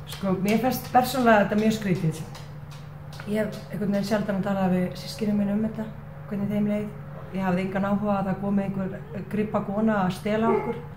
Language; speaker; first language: Icelandic; non-native, fluent; Estonian